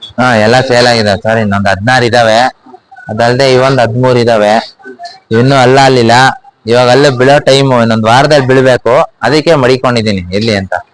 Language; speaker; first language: Kannada; native; Kannada